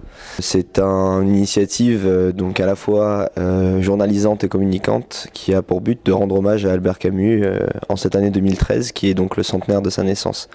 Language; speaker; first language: French; native; French